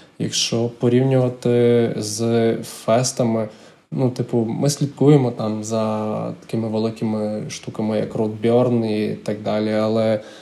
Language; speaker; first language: Ukrainian; native; Ukrainian